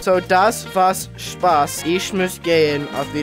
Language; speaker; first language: German; non-native, learner; English